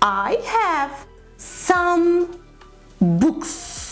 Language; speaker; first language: English; non-native, fluent; Azerbaijani